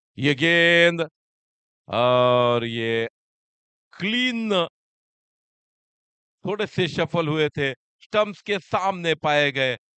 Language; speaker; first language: Hindi; non-native, local second language; Marathi